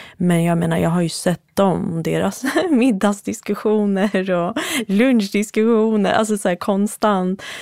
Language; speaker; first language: Swedish; early bilingual, other home language; Central Kurdish